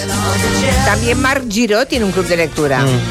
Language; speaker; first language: Spanish; native; Spanish